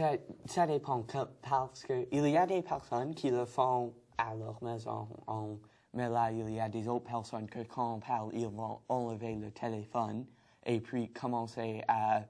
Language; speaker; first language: French; non-native, learner; English